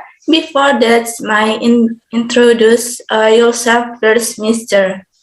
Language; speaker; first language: English; non-native, learner; Indonesian